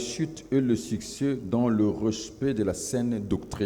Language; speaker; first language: French; non-native, local second language; Lingala